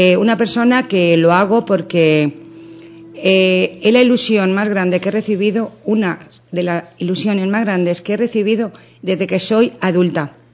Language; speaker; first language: Spanish; native; Spanish